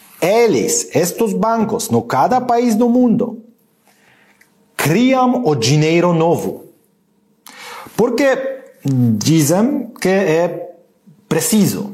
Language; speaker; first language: Portuguese; non-native, learner; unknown